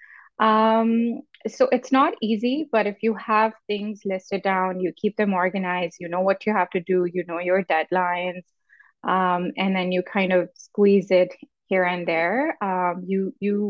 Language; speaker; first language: English; non-native, local second language; Urdu